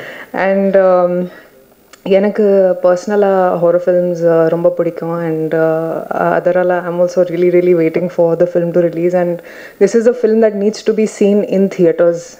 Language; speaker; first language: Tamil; non-native, learner; Hindi